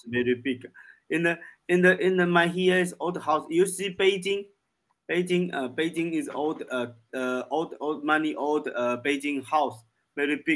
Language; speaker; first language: English; non-native, learner; Chinese